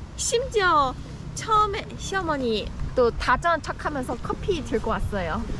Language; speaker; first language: Korean; non-native, fluent; Chinese